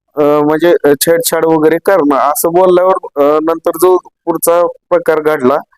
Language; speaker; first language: Marathi; native; Marathi